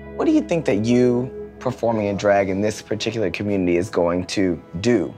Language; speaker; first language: English; native; English